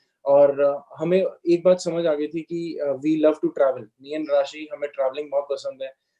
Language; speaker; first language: Hindi; native; Hindi